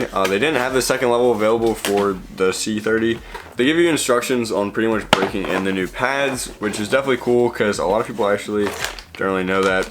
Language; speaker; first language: English; native; English